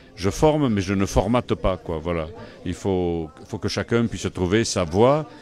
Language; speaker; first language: French; native; French